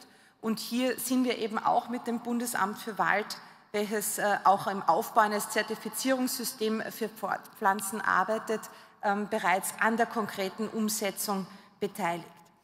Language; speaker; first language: German; native; German